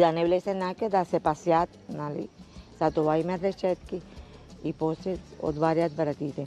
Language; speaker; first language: Bulgarian; non-native, fluent; Spanish